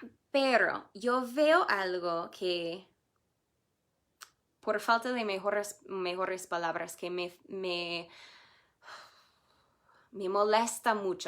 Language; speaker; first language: Spanish; non-native, fluent; English